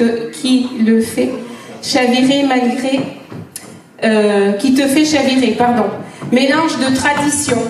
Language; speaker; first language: French; native; French